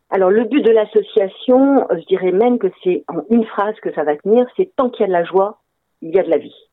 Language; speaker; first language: French; native; French